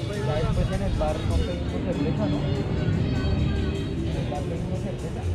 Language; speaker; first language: Spanish; non-native, learner; Korean